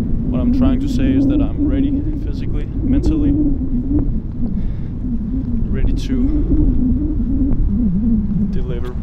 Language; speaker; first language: English; non-native, fluent; Danish